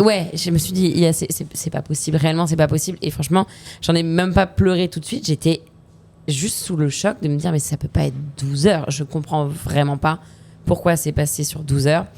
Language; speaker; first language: French; native; French